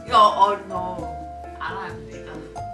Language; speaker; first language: Korean; non-native, fluent; German